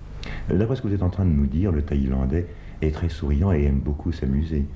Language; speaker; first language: French; native; French